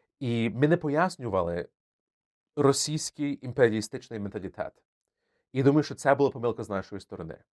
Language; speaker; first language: Ukrainian; early bilingual, heritage; Ukrainian